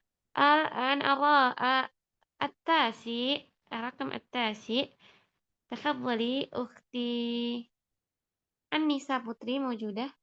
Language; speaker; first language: Arabic; non-native, fluent; Indonesian